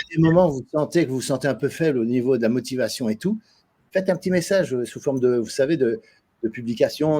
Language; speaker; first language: French; native; French